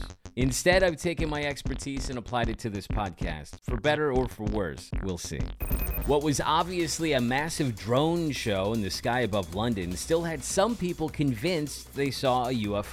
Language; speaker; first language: English; native; English